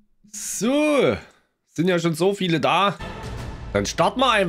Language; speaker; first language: German; native; German